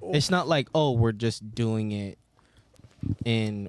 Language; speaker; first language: English; native; English